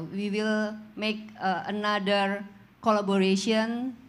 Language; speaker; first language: English; non-native, learner; Indonesian